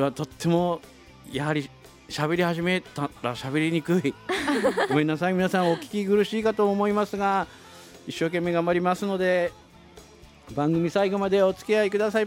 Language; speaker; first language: Japanese; native; Japanese